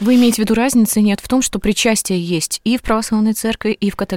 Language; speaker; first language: Russian; native; Russian